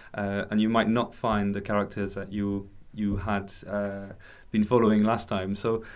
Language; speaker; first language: English; non-native, fluent; French